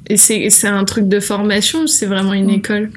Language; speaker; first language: French; native; French